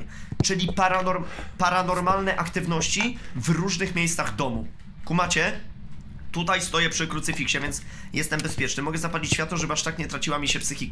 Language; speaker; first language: Polish; native; Polish